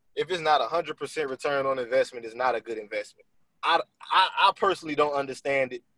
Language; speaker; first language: English; native; English